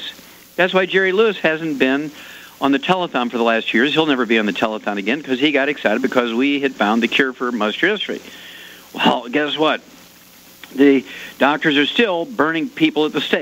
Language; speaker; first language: English; native; English